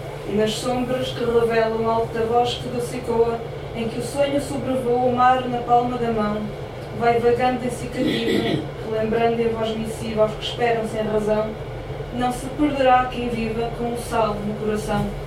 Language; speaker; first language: Portuguese; native; Portuguese